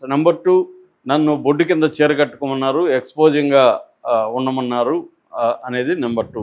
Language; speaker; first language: Telugu; native; Telugu